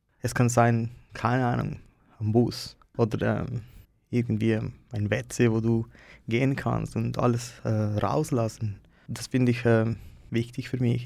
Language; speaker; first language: German; non-native, fluent; Spanish